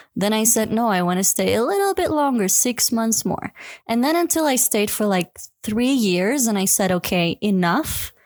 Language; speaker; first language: English; non-native, fluent; Dutch